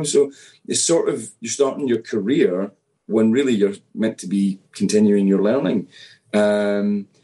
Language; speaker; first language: English; native; English